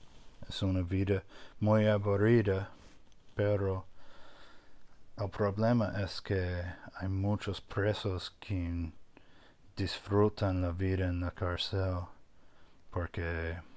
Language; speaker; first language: Spanish; non-native, fluent; English